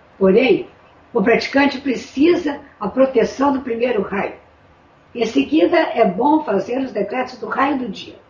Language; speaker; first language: Portuguese; native; Portuguese